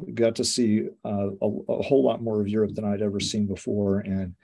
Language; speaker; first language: English; native; English